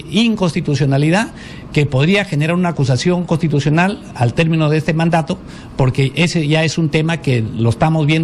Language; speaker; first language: Spanish; native; Spanish